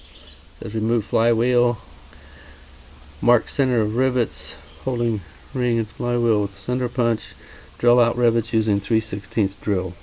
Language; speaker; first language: English; native; English